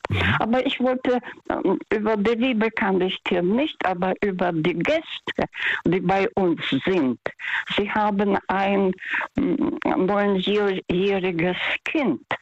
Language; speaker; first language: German; non-native, fluent; Russian